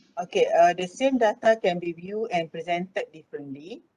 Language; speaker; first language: English; non-native, local second language; Malay